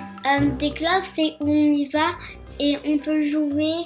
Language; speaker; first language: French; early bilingual, heritage; French